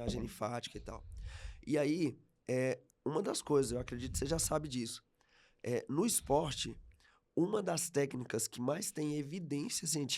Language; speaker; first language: Portuguese; native; Portuguese